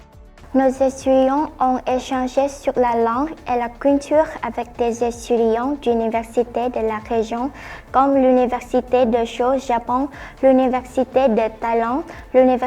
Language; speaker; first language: French; non-native, fluent; Vietnamese